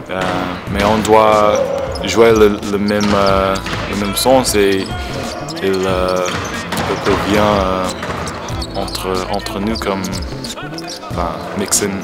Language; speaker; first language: French; non-native, fluent; English